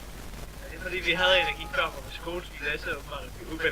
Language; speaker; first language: Danish; native; Danish